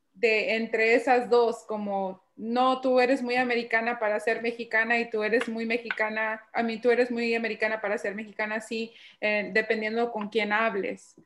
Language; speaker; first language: Spanish; early bilingual, other home language; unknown